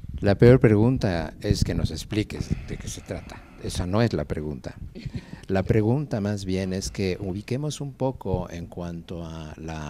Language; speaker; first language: Spanish; native; Spanish